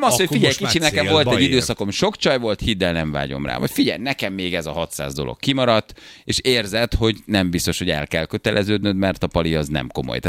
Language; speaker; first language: Hungarian; native; Hungarian